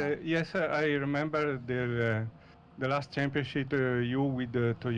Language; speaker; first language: English; non-native, learner; Italian